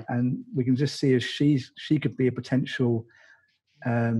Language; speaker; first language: English; native; English